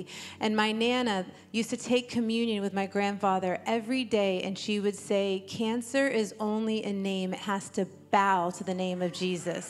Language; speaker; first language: English; native; English